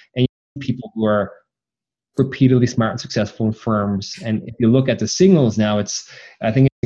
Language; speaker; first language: English; native; English